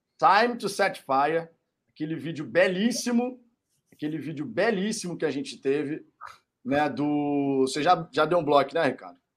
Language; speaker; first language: Portuguese; native; Portuguese